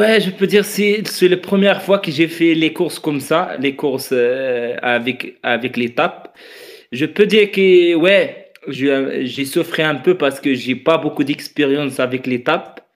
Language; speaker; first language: French; non-native, fluent; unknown